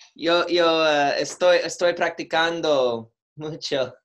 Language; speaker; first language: Spanish; non-native, learner; English